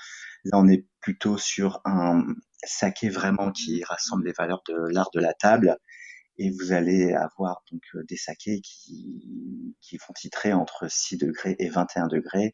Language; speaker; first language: French; native; French